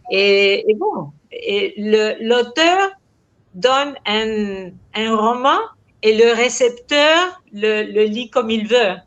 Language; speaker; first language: French; non-native, fluent; Spanish